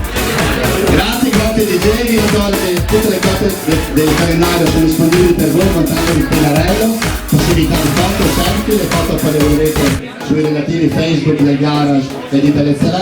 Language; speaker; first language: Italian; native; Italian